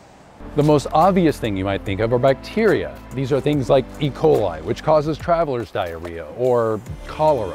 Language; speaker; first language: English; native; English